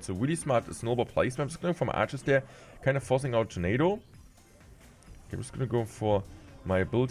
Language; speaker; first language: English; non-native, fluent; German